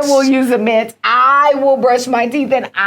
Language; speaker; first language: English; native; English